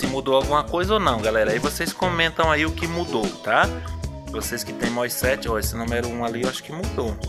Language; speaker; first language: Portuguese; native; Portuguese